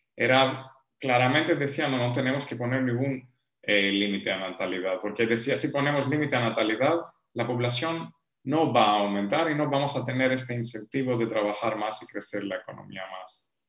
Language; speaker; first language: Spanish; non-native, fluent; Greek